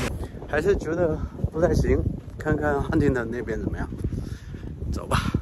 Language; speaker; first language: Chinese; native; Chinese